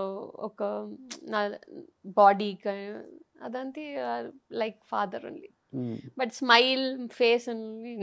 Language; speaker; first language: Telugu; non-native, learner; Tamil